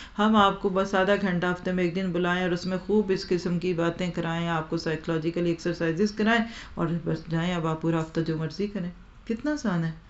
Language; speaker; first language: Urdu; non-native, local second language; Punjabi